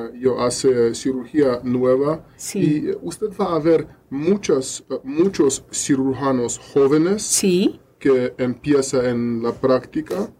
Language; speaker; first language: Spanish; non-native, learner; Russian